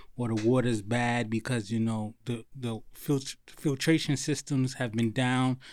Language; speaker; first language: English; early bilingual, other home language; Haitian Creole